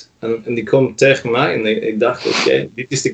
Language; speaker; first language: Dutch; non-native, fluent; Norwegian